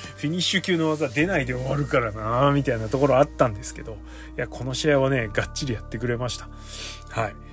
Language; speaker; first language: Japanese; native; Japanese